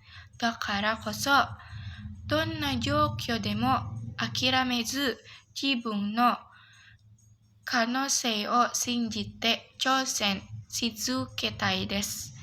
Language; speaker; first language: Japanese; non-native, learner; Indonesian